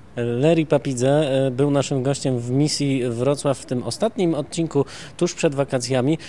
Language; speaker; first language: Polish; native; Polish